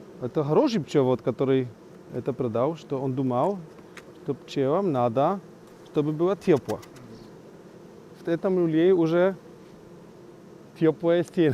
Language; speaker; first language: Russian; non-native, learner; Polish